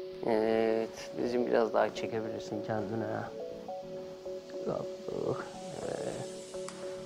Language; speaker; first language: Turkish; native; Turkish